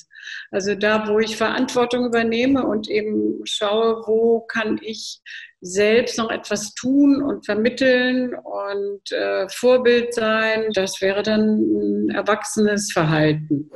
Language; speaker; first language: German; native; German